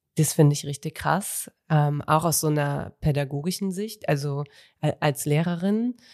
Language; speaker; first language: German; native; German